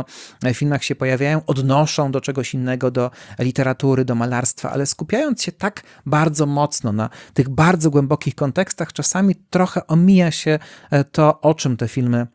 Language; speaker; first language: Polish; native; Polish